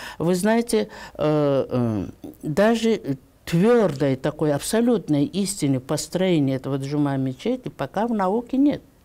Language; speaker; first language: Russian; non-native, local second language; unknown